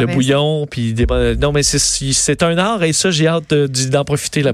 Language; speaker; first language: French; native; French